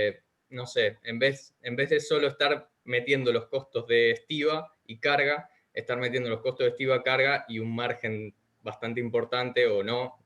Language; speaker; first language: Spanish; native; Spanish